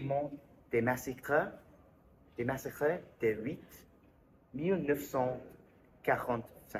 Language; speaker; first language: French; non-native, learner; English